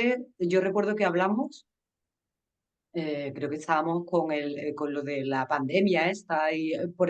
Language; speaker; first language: Spanish; native; Spanish